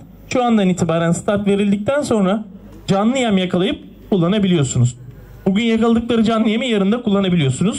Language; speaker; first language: Turkish; native; Turkish